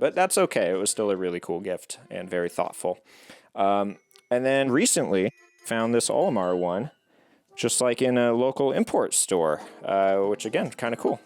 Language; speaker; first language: English; native; English